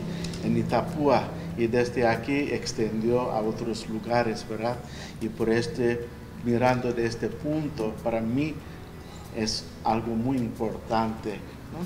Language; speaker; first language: Spanish; non-native, fluent; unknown